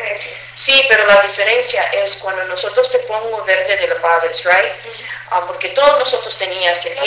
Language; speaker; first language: Spanish; early bilingual, heritage; English